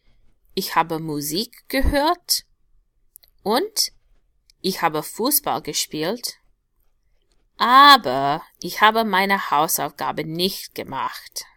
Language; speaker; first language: German; non-native, fluent; English